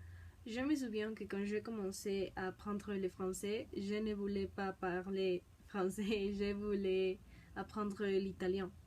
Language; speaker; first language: French; non-native, learner; Spanish